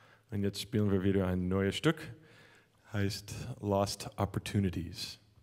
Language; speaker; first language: German; non-native, learner; English